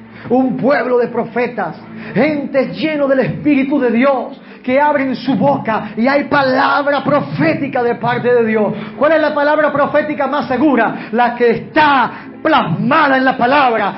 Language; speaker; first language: Spanish; native; Spanish